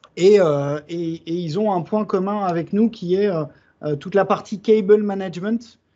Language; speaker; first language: French; native; French